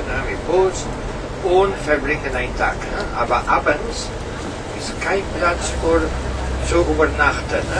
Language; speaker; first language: German; non-native, learner; Spanish